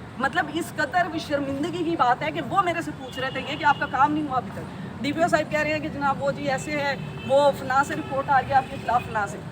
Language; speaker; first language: Urdu; non-native, local second language; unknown